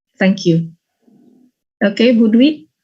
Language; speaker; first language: English; non-native, fluent; Indonesian